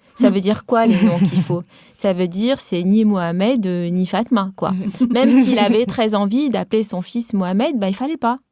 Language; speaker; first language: French; non-native, local second language; Arabic